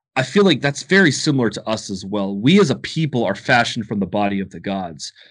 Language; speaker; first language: English; native; English